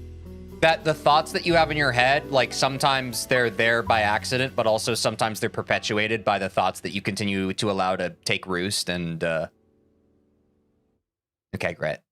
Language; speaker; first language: English; native; English